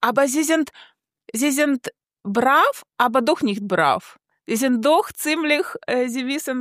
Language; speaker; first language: German; non-native, fluent; Russian